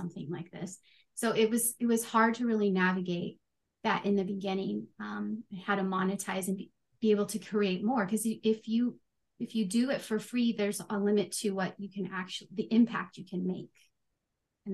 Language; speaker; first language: English; native; English